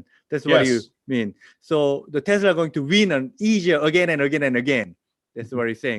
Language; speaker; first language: English; non-native, learner; Korean